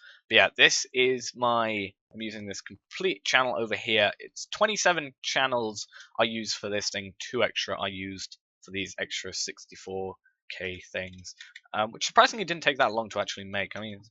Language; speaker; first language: English; native; English